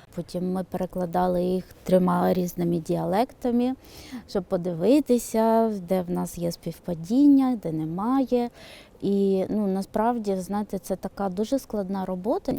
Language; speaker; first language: Ukrainian; non-native, local second language; Romany